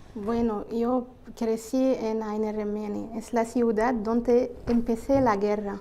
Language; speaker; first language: Spanish; non-native, fluent; Arabic